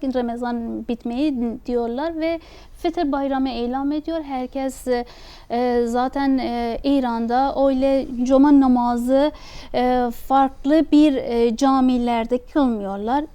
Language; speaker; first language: Turkish; non-native, fluent; Persian